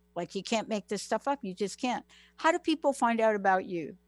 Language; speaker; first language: English; native; English